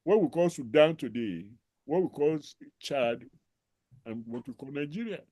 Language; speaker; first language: English; non-native, local second language; Yoruba